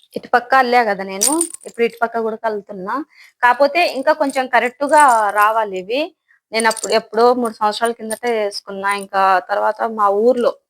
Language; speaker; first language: Telugu; non-native, local second language; Lambadi